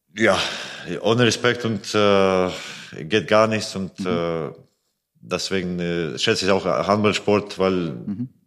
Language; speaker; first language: German; non-native, fluent; Latvian